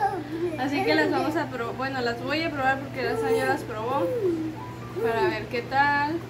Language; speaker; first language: Spanish; native; Spanish